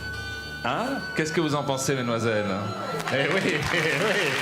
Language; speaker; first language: French; native; French